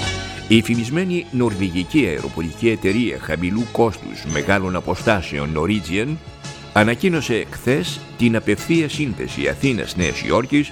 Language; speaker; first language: Greek; native; Greek